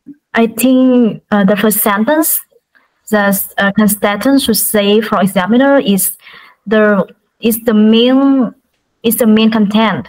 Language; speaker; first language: English; non-native, learner; Vietnamese